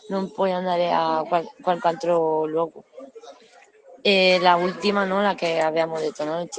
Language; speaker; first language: Italian; non-native, learner; Spanish